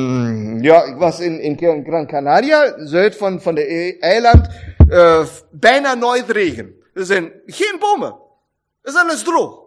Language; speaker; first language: German; non-native, learner; Dutch